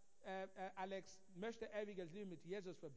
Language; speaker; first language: German; non-native, fluent; Igbo